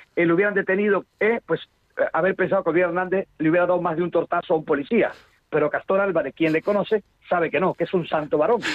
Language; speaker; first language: Spanish; native; Spanish